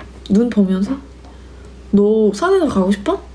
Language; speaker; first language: Korean; early bilingual, heritage; French